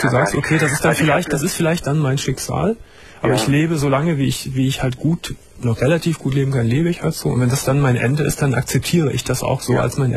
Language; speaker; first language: German; native; German